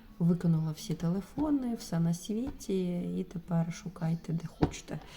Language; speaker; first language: Ukrainian; non-native, local second language; Russian